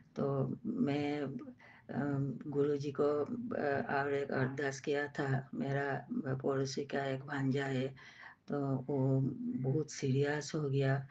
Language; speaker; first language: Hindi; non-native, local second language; Bangla